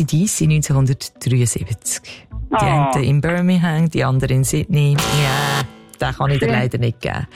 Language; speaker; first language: German; native; German